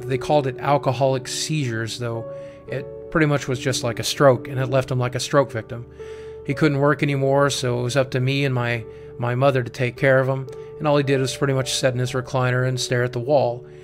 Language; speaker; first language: English; native; English